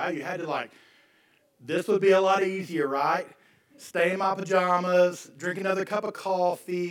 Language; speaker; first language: English; native; English